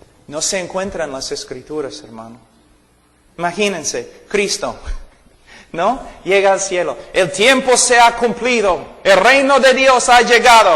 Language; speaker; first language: Spanish; non-native, fluent; English